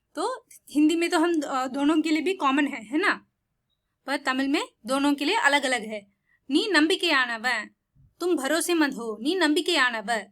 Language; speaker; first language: Hindi; non-native, local second language; Tamil